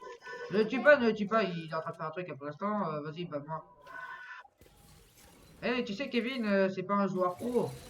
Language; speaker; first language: French; native; French